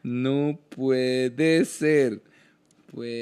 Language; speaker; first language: Spanish; non-native, learner; Hindi